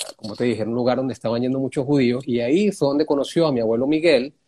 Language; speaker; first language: Spanish; native; Spanish